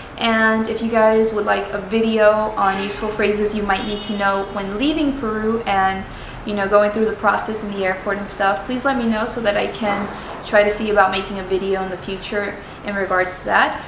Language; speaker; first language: English; early bilingual, other home language; Spanish